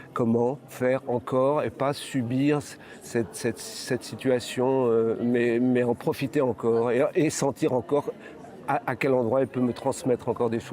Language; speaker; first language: French; native; French